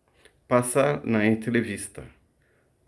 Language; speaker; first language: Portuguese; non-native, fluent; Haitian Creole